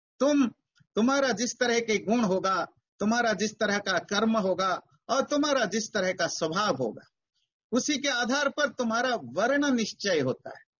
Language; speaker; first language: Hindi; native; Hindi